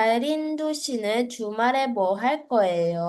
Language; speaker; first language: Korean; non-native, fluent; Filipino